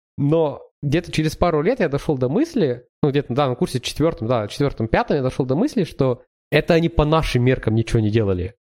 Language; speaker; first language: Russian; native; Russian